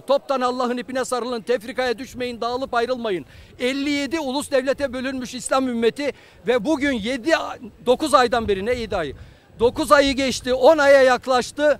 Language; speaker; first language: Turkish; native; Turkish